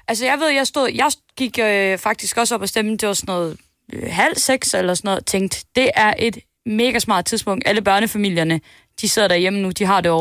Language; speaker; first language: Danish; native; Danish